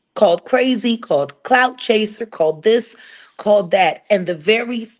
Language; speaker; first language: English; native; English